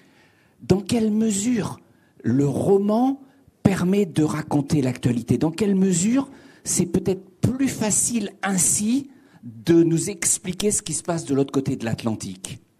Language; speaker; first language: French; native; French